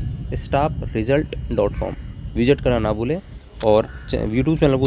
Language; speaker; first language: Hindi; native; Hindi